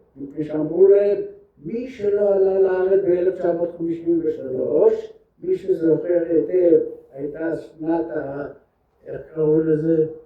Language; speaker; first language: Hebrew; early bilingual, other home language; French